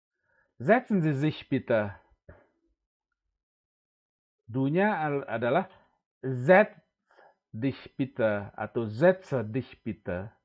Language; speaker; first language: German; non-native, fluent; Indonesian